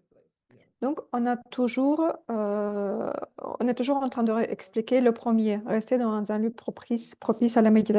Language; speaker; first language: French; non-native, fluent; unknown